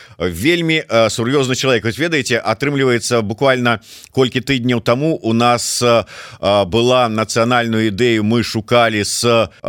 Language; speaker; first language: Belarusian; non-native, local second language; Russian